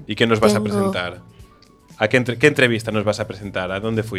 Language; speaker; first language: Spanish; native; Spanish